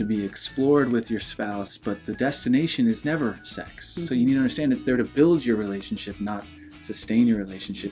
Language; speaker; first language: English; native; English